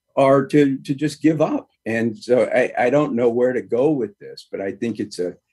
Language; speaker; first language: English; native; English